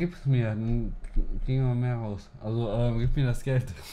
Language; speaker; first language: German; native; German